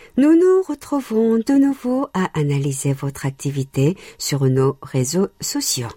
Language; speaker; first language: French; non-native, fluent; Korean